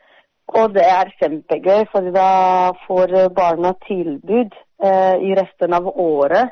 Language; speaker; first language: Norwegian; non-native, fluent; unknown